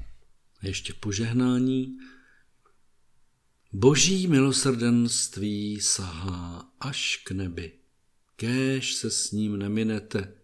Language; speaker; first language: Czech; native; Czech